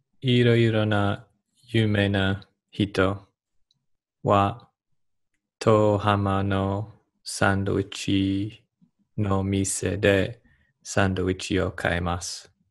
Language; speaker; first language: Japanese; non-native, learner; English